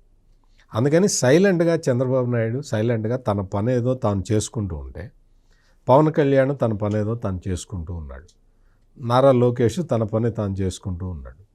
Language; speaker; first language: Telugu; native; Telugu